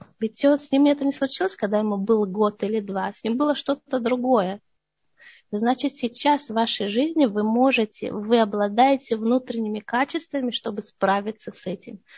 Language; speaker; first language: Russian; early bilingual, heritage; Russian